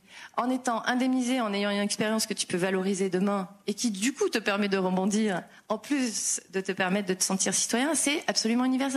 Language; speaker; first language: French; native; French